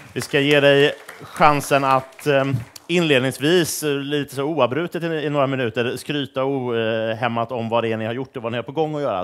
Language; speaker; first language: Swedish; native; Swedish